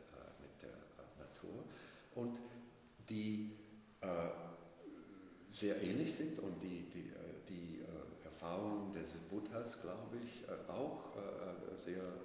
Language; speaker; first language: German; non-native, fluent; English